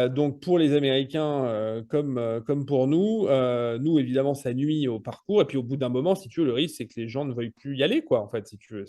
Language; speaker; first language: French; native; French